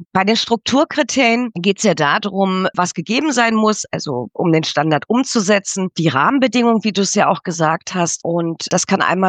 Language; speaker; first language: German; native; German